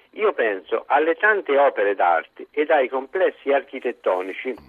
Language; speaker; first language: Italian; native; Italian